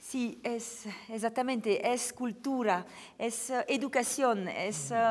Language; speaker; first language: Spanish; non-native, fluent; French